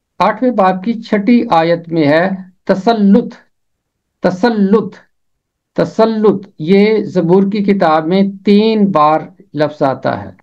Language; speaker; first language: Urdu; native; Urdu